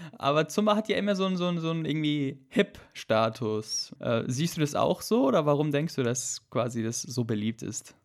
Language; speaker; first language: German; native; German